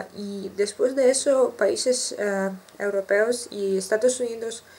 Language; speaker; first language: Spanish; non-native, learner; Russian